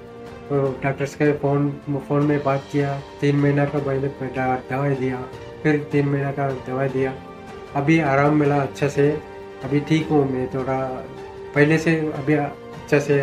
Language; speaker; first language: Hindi; non-native, local second language; Tamil